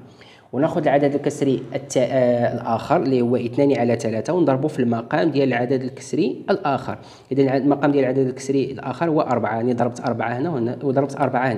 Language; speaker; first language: Arabic; native; Arabic